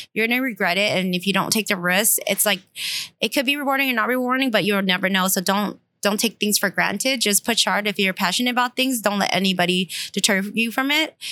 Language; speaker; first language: English; native; English